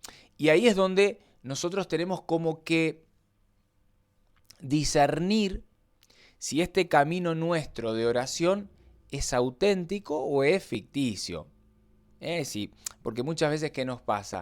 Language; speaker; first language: Spanish; native; Spanish